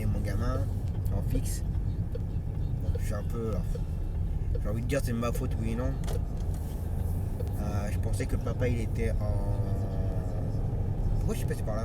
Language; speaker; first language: French; native; French